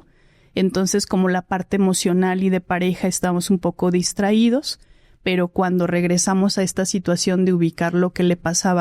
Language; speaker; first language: Spanish; native; Spanish